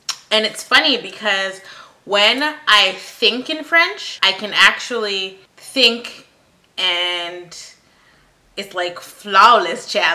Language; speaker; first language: English; native; English